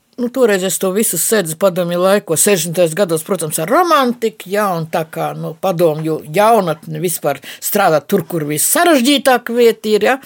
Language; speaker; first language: Latvian; non-native, local second language; Russian